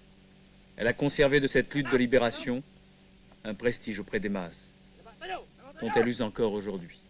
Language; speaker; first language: French; native; French